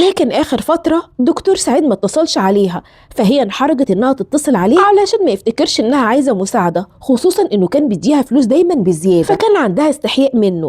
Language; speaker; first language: Arabic; native; Arabic